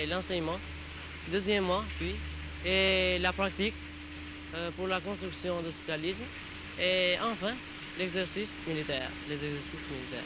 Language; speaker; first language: French; non-native, learner; Albanian